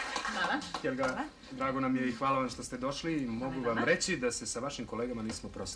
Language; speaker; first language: Serbian; native; Serbian